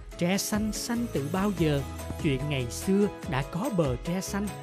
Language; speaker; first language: Vietnamese; native; Vietnamese